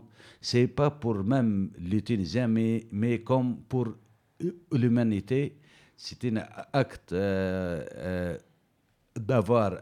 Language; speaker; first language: French; non-native, learner; Berber languages